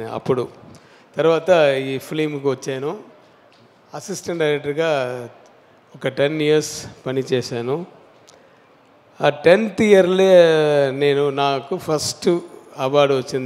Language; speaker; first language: Telugu; non-native, learner; Tamil